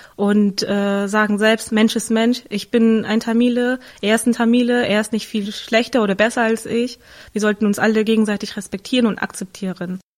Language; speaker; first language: German; early bilingual, other home language; Tamil